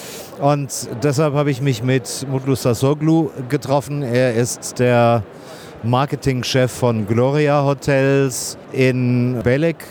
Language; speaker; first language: German; native; German